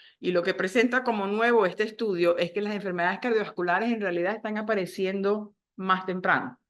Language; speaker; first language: Spanish; native; Spanish